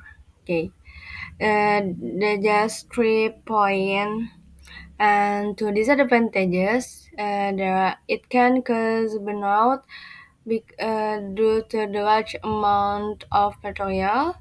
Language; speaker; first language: English; non-native, learner; Indonesian